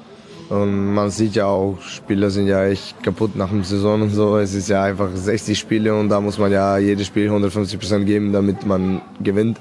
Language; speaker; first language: German; non-native, fluent; Serbian